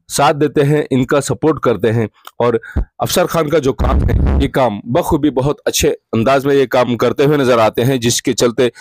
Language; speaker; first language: Urdu; native; Urdu